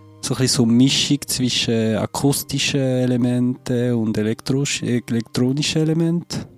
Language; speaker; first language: German; non-native, fluent; French